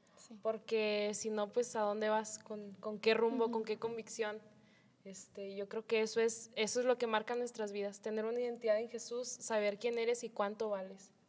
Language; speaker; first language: Spanish; native; Spanish